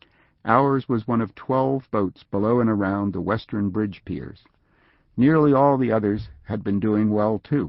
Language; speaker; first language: English; native; English